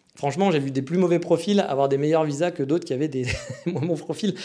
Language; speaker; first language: French; native; French